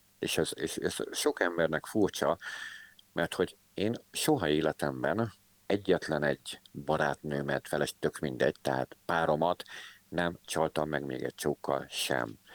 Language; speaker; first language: Hungarian; native; Hungarian